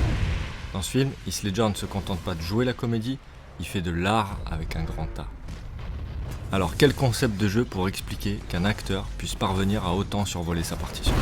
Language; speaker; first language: French; native; French